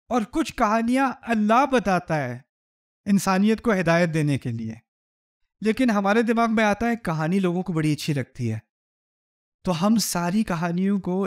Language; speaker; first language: Urdu; native; Urdu